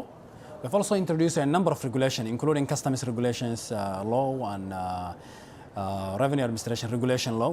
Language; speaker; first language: English; non-native, local second language; Somali